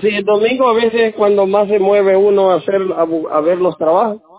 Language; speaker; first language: Spanish; native; Spanish